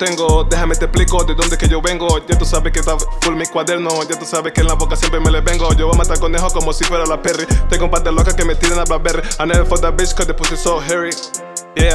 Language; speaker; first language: English; non-native, fluent; Spanish